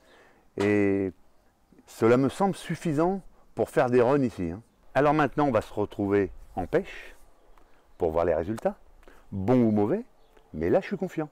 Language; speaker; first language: French; native; French